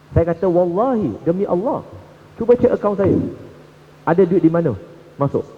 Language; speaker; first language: Malay; non-native, local second language; Chinese